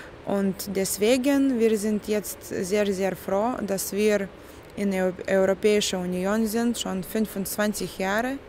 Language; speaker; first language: German; non-native, fluent; Lithuanian